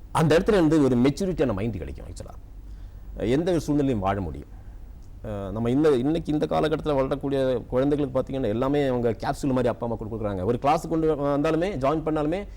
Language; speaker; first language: Tamil; non-native, local second language; Malayalam